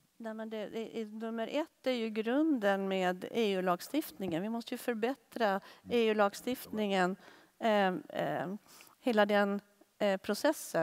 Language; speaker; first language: Swedish; native; Swedish